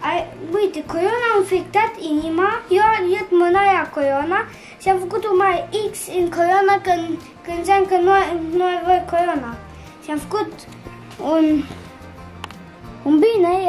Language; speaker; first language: Romanian; early bilingual, heritage; Romanian